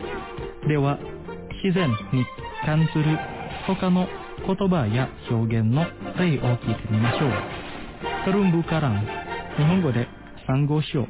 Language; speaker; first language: Japanese; non-native, fluent; Indonesian